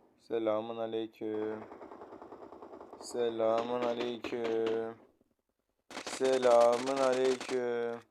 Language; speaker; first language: Turkish; native; Turkish